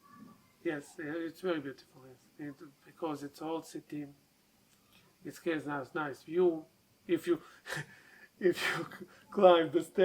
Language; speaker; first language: English; non-native, learner; Serbian